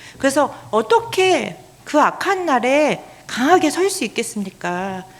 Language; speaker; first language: Korean; native; Korean